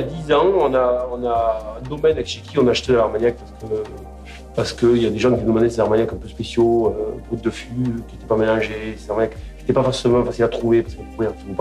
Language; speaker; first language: French; native; French